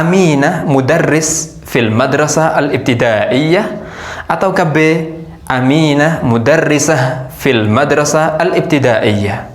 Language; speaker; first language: Arabic; non-native, fluent; Indonesian